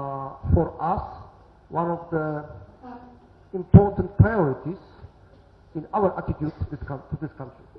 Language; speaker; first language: English; non-native, learner; Polish